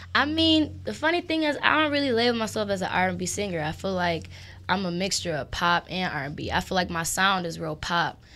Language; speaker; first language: English; native; English